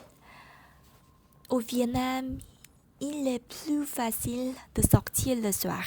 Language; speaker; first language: French; non-native, learner; Vietnamese